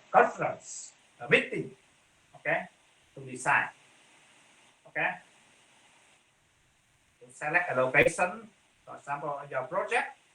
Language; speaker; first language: English; non-native, fluent; Vietnamese